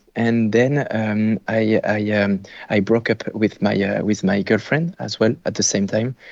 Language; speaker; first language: English; non-native, fluent; French